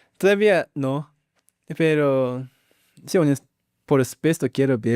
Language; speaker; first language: Spanish; non-native, learner; Japanese